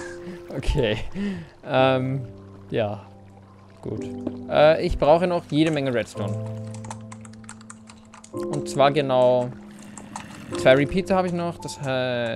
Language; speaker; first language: German; native; German